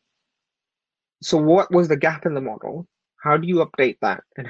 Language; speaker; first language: English; non-native, local second language; Urdu